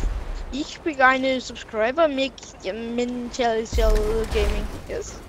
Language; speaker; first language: German; non-native, learner; Danish